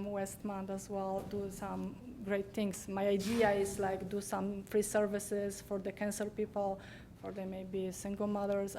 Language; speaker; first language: English; non-native, learner; Polish